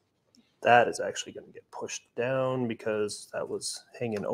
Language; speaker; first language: English; native; English